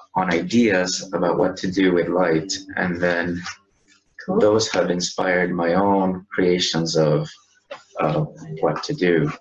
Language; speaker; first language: English; native; English